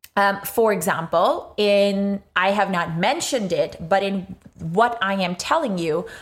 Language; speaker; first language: English; non-native, local second language; Urdu